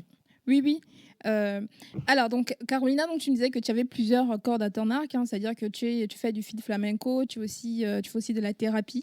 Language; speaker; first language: French; native; French